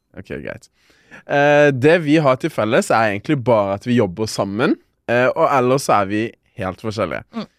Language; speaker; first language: Norwegian; early bilingual, other home language; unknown